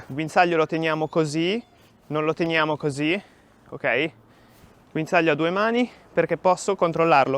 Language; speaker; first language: Italian; native; Italian